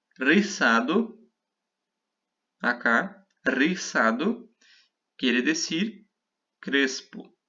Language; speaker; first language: Spanish; non-native, fluent; Portuguese